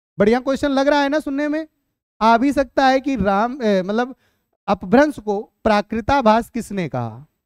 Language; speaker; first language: Hindi; native; Hindi